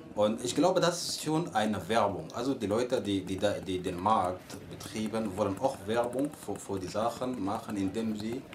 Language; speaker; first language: German; non-native, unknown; Arabic